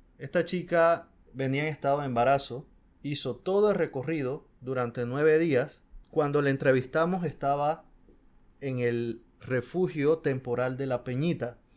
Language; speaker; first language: Spanish; native; Spanish